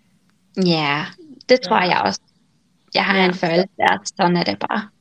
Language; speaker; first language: Danish; non-native, fluent; Finnish